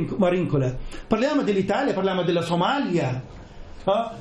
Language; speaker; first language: Italian; non-native, fluent; Arabic